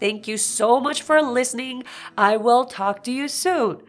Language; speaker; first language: English; non-native, fluent; Japanese